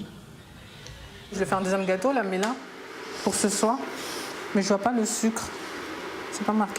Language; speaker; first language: French; native; French